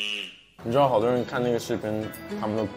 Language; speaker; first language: Chinese; early bilingual, other home language; English